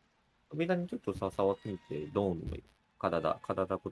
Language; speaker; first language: Japanese; native; Japanese